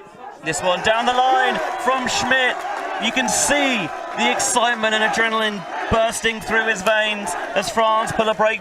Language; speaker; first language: English; native; English